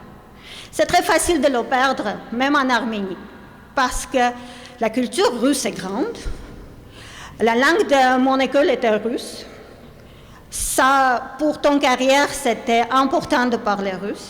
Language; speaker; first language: French; non-native, fluent; Armenian